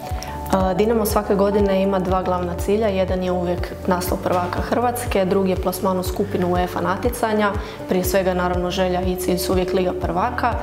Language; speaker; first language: Croatian; native; Croatian